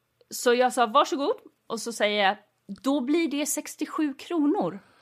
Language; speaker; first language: Swedish; native; Swedish